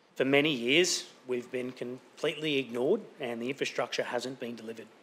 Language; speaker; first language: English; native; English